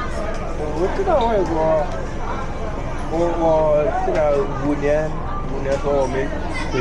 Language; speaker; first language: Chinese; non-native, learner; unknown